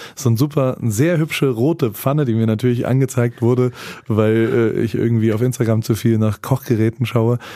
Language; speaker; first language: German; native; German